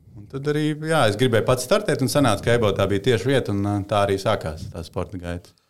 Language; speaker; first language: Latvian; native; Latvian